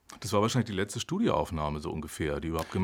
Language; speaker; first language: German; native; German